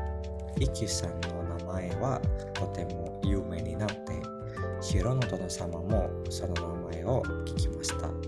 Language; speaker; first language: Japanese; non-native, learner; Indonesian